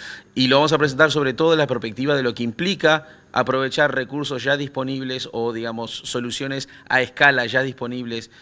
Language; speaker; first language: Spanish; native; Spanish